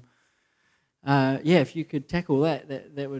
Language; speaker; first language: English; native; English